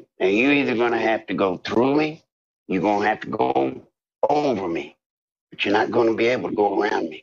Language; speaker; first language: English; native; English